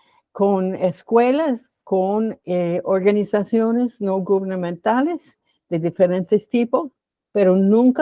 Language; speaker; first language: Spanish; non-native, fluent; English